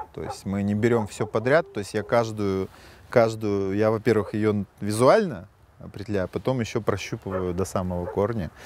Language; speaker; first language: Russian; native; Russian